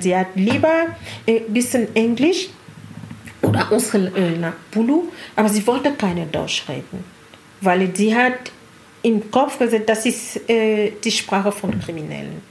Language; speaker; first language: German; non-native, learner; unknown